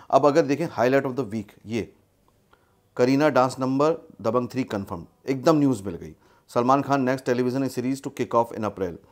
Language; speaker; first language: Hindi; native; Hindi